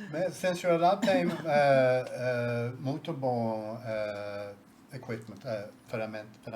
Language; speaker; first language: Portuguese; non-native, learner; Swedish